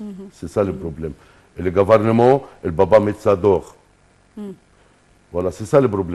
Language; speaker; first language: French; non-native, fluent; Arabic